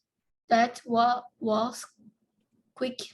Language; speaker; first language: English; non-native, learner; Portuguese